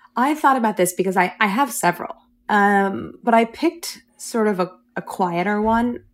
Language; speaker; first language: English; native; English